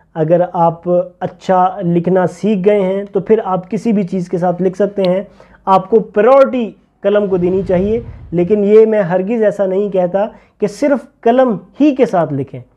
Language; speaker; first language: Urdu; non-native, local second language; Punjabi